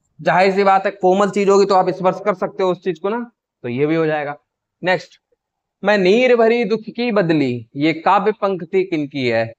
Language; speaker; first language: Hindi; native; Hindi